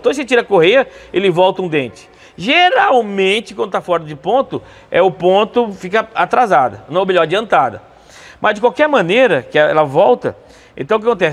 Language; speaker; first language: Portuguese; native; Portuguese